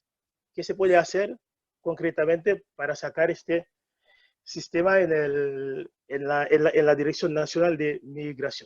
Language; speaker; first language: Spanish; non-native, fluent; Haitian Creole